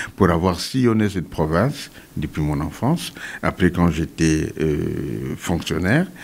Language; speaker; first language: French; non-native, local second language; Kongo